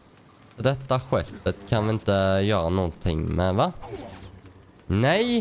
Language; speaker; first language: Swedish; native; Swedish